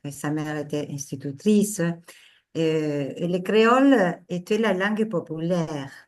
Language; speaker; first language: French; non-native, fluent; Spanish